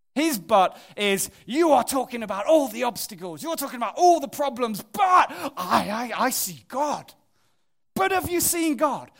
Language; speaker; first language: English; native; English